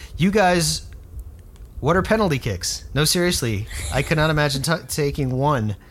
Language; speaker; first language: English; native; English